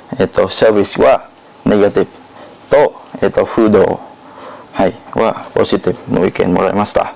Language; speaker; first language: Japanese; non-native, learner; Thai